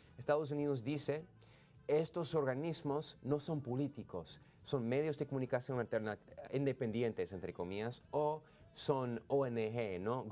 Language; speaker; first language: Spanish; non-native, fluent; English